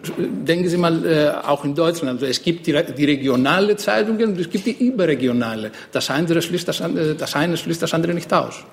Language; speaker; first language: German; non-native, fluent; Greek